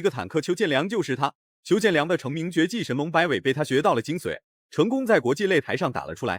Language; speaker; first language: Chinese; native; Chinese